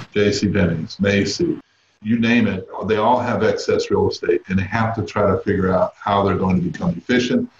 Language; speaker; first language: English; native; English